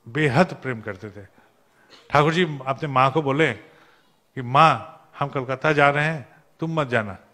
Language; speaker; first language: Hindi; non-native, local second language; Bangla